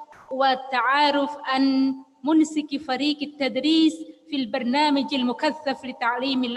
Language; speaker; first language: Arabic; non-native, fluent; Indonesian